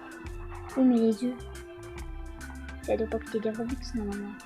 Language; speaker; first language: French; native; French